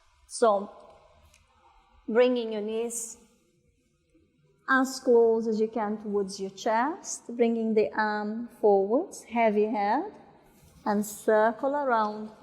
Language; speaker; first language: English; non-native, fluent; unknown